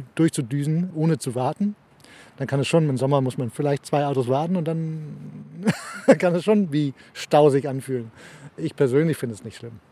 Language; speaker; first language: German; early bilingual, heritage; German